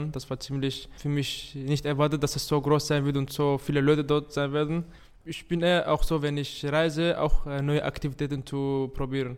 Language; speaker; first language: German; non-native, fluent; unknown